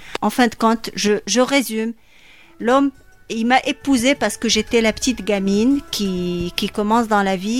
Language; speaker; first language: French; non-native, local second language; Arabic